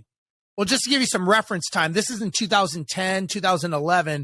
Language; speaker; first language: English; native; English